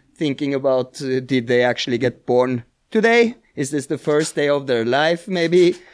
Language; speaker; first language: English; non-native, fluent; Norwegian